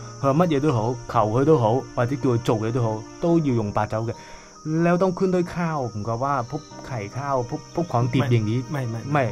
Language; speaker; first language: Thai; non-native, fluent; Cantonese